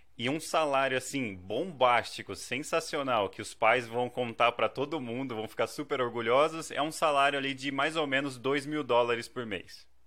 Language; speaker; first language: Portuguese; native; Portuguese